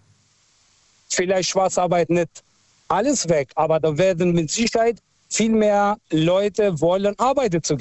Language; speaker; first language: German; non-native, fluent; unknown